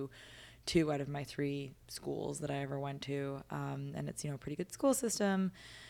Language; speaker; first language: English; native; English